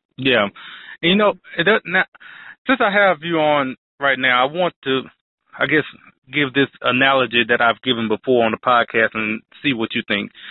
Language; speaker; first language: English; native; English